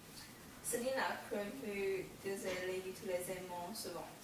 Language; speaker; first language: French; non-native, learner; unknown